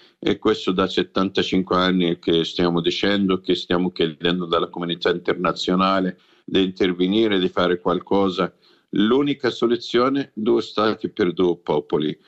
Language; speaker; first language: Italian; non-native, fluent; Arabic